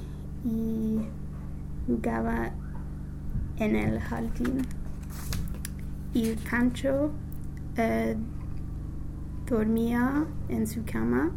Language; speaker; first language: Spanish; non-native, learner; English